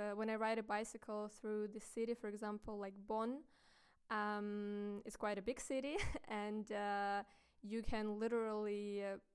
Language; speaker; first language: English; non-native, fluent; Ukrainian